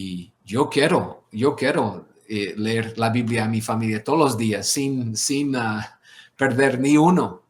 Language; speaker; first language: Spanish; non-native, fluent; English